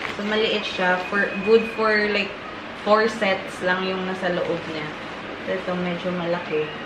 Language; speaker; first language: Filipino; non-native, local second language; Hiligaynon